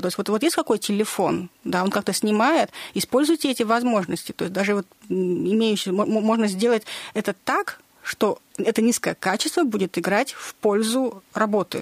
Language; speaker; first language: Russian; native; Russian